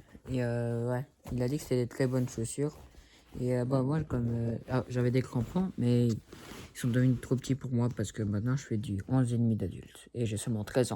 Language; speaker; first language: French; early bilingual, other home language; Spanish